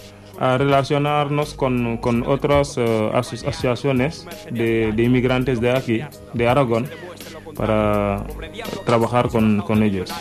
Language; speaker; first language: Spanish; non-native, learner; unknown